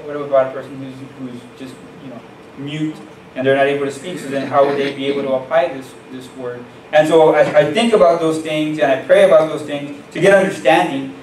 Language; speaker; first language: English; native; English